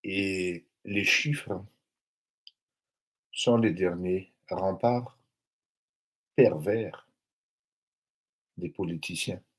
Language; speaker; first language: French; non-native, local second language; Malagasy